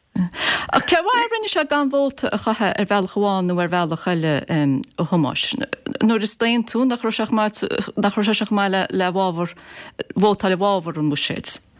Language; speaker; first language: Irish; native; Irish